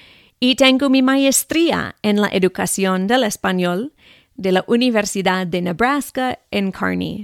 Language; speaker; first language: Spanish; non-native, fluent; English